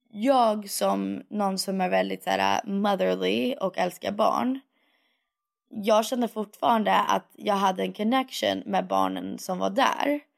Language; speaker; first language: Swedish; early bilingual, heritage; Swedish